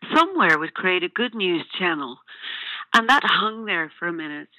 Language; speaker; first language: English; native; English